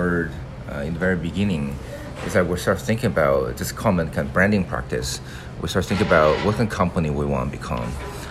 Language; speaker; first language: English; non-native, fluent; Chinese